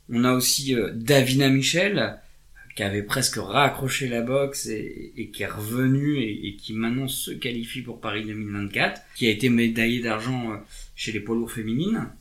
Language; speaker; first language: French; native; French